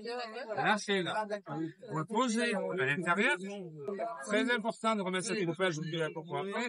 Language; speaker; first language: French; native; French